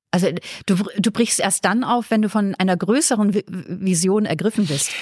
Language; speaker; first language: German; native; German